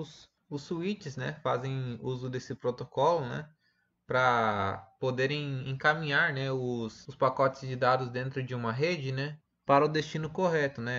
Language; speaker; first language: Portuguese; native; Portuguese